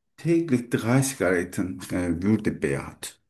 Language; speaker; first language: German; non-native, learner; Turkish